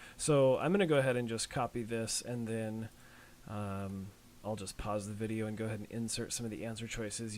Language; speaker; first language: English; native; English